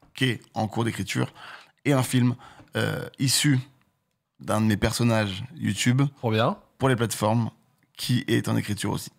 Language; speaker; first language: French; native; French